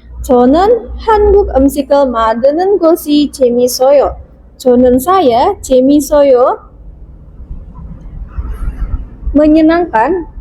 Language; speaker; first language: Korean; non-native, fluent; Indonesian